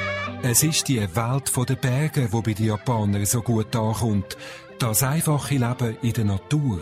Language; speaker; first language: German; native; German